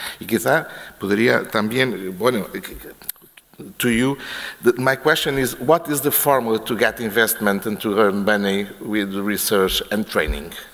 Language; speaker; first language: English; non-native, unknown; Portuguese